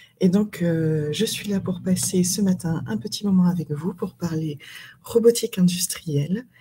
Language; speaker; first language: French; native; French